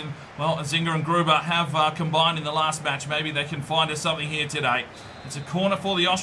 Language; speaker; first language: English; native; English